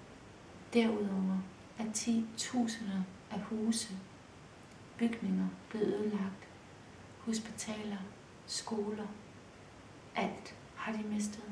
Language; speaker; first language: Danish; early bilingual, other home language; Kurdish